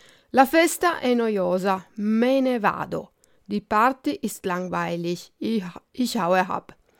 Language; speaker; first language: German; non-native, fluent; Italian